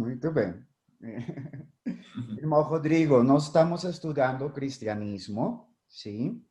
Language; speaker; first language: Portuguese; non-native, fluent; Spanish